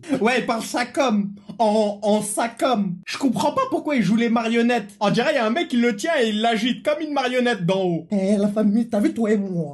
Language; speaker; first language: French; native; French